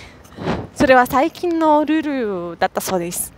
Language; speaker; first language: Japanese; non-native, fluent; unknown